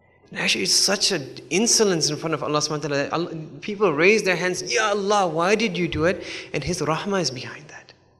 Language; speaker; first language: English; native; English